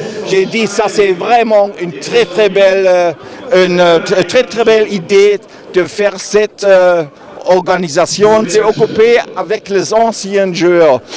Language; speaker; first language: French; non-native, fluent; German